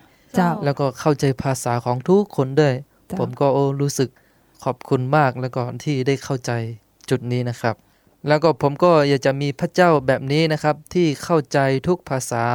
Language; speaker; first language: Thai; non-native, local second language; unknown